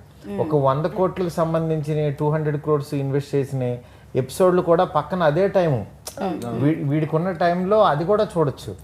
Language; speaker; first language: Telugu; native; Telugu